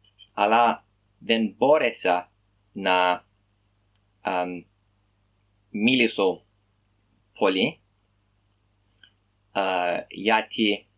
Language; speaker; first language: Greek; non-native, learner; English